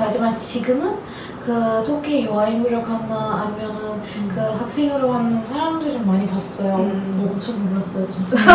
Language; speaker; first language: Korean; non-native, learner; Turkish